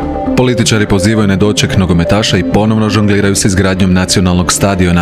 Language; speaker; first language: Croatian; native; Croatian